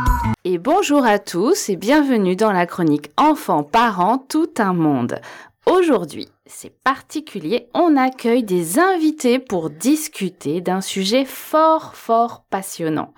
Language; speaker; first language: French; native; French